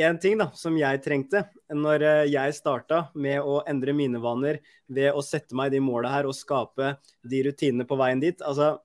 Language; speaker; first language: Norwegian; native; Norwegian